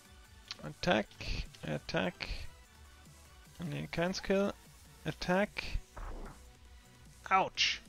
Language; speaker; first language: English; non-native, fluent; German